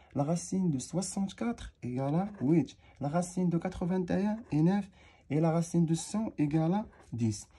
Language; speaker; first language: French; non-native, local second language; Arabic